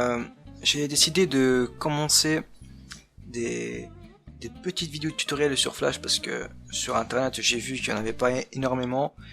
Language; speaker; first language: French; native; French